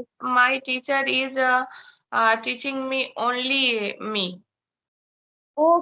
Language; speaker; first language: English; non-native, learner; Hindi